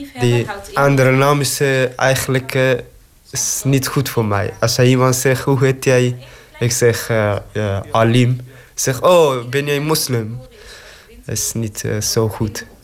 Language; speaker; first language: Dutch; non-native, learner; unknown